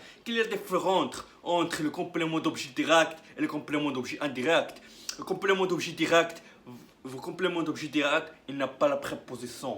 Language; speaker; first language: French; non-native, learner; Arabic